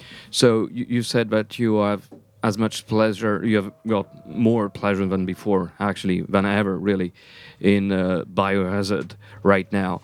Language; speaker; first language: English; non-native, fluent; French